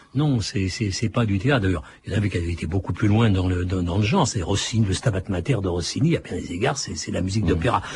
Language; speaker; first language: French; early bilingual, other home language; Italian